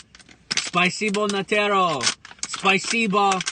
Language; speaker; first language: Russian; non-native, learner; English